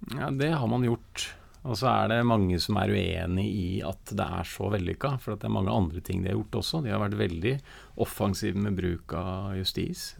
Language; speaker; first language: Norwegian; native; Norwegian